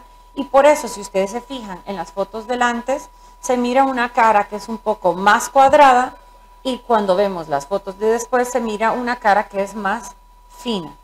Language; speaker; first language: Spanish; native; Spanish